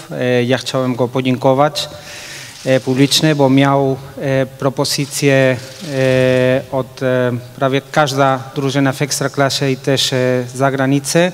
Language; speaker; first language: Polish; non-native, fluent; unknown